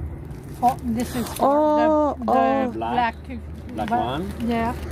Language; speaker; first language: English; non-native, learner; French